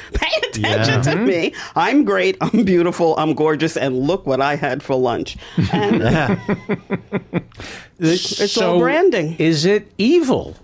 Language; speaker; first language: English; native; English